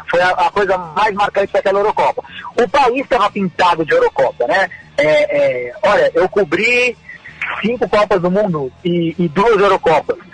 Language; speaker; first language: Portuguese; native; Portuguese